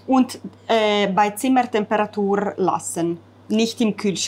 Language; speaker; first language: German; non-native, fluent; Italian